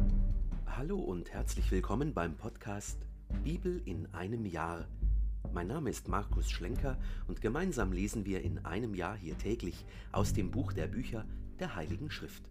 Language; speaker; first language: German; native; German